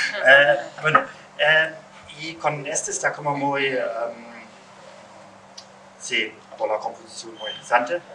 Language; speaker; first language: Spanish; non-native, learner; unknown